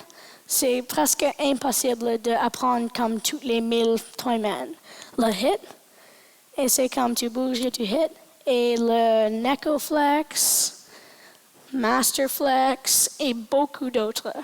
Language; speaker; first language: French; non-native, local second language; English